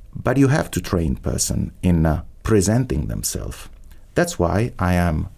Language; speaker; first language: English; non-native, fluent; Italian